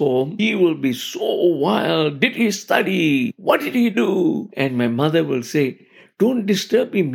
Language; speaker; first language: English; non-native, local second language; Tamil